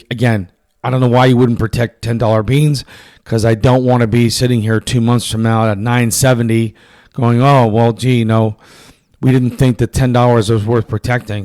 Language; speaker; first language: English; native; English